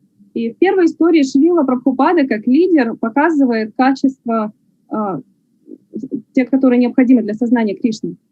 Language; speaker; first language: Russian; native; Russian